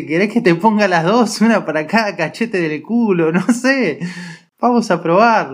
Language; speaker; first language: Spanish; native; Spanish